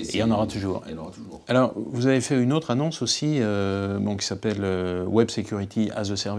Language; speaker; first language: French; native; French